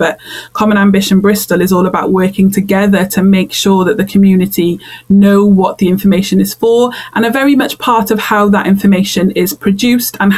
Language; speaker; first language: English; native; English